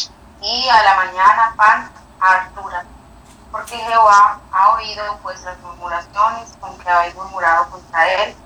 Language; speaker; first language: Spanish; native; Spanish